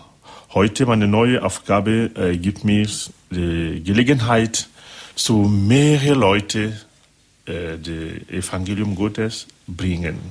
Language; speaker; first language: German; non-native, learner; French